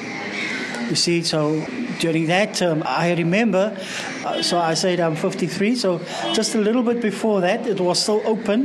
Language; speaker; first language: English; non-native, local second language; Afrikaans